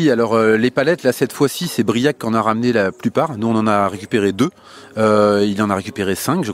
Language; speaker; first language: French; native; French